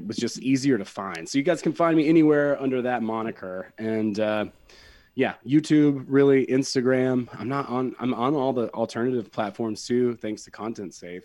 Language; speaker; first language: English; native; English